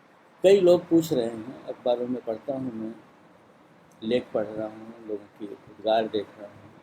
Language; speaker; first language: Hindi; native; Hindi